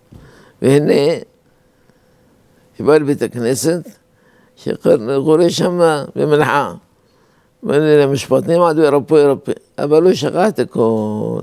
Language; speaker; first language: Hebrew; non-native, fluent; Arabic